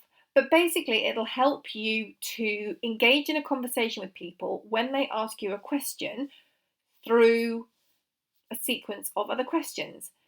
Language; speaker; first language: English; native; English